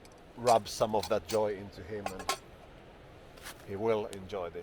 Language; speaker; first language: English; non-native, fluent; Finnish